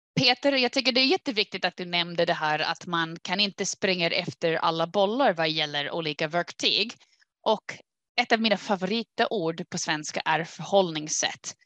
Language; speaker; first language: Swedish; non-native, fluent; English